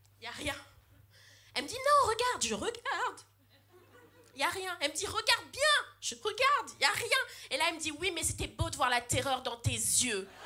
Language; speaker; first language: French; early bilingual, other home language; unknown